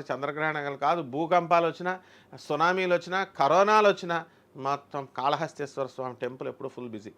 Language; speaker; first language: Telugu; native; Telugu